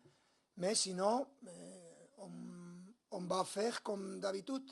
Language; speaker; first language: French; non-native, learner; Spanish